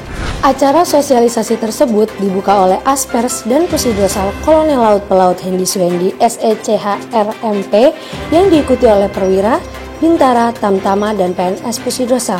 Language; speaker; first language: Indonesian; native; Indonesian